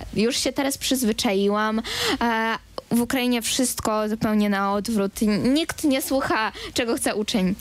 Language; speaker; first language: Polish; early bilingual, other home language; Ukrainian